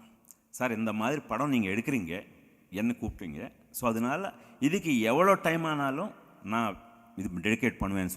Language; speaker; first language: Tamil; non-native, local second language; Telugu